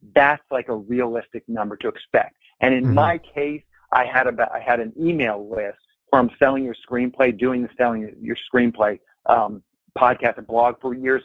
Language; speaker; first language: English; native; English